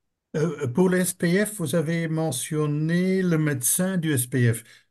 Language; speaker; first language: French; native; French